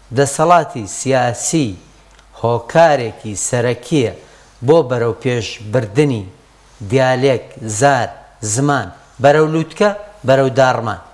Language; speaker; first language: Central Kurdish; non-native, local second language; Gurani